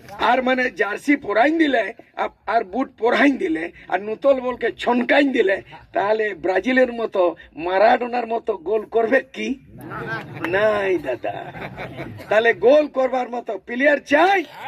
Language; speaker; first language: Bangla; non-native, local second language; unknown